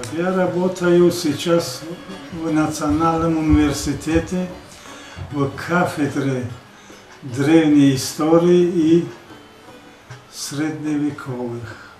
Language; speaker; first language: Russian; non-native, local second language; Tajik